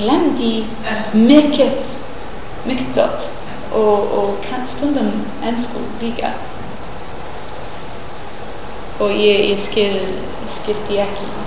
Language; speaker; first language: Icelandic; non-native, learner; English